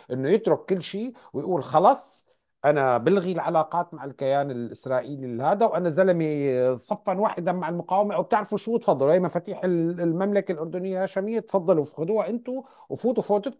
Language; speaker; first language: Arabic; native; Arabic